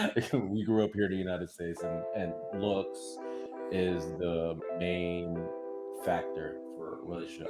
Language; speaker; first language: English; native; English